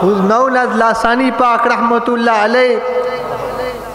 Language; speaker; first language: English; native; English